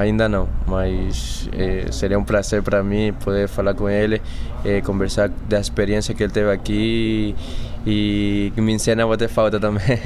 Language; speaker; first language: Portuguese; non-native, fluent; Spanish